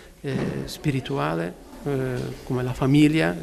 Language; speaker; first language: Italian; non-native, fluent; Ukrainian